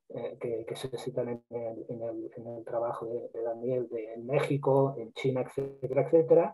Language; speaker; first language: Spanish; native; Spanish